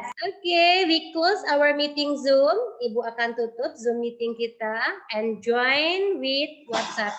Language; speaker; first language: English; non-native, learner; Indonesian